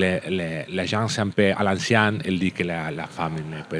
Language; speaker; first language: French; non-native, learner; Spanish